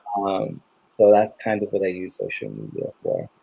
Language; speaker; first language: English; native; English